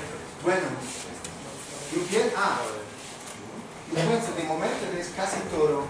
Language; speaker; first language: Spanish; non-native, fluent; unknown